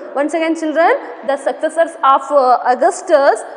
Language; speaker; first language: English; non-native, local second language; Kannada